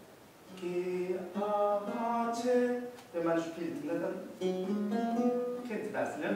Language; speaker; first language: German; non-native, learner; Korean